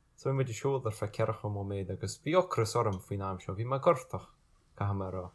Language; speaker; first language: Irish; native; Irish